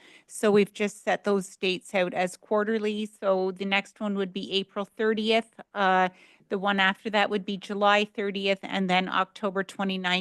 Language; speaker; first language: English; native; English